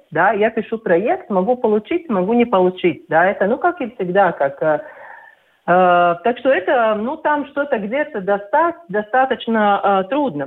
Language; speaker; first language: Russian; non-native, local second language; Latvian